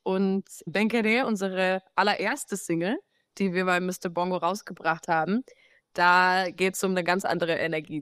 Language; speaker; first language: German; non-native, fluent; Portuguese